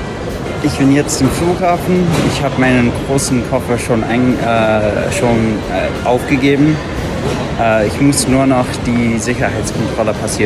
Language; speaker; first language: German; non-native, fluent; English